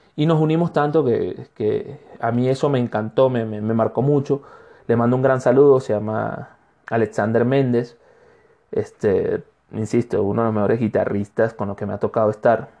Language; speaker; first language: Spanish; native; Spanish